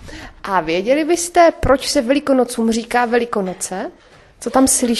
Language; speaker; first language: Czech; native; Czech